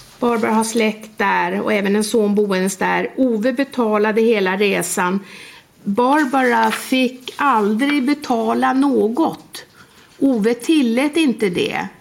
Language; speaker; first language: Swedish; native; Swedish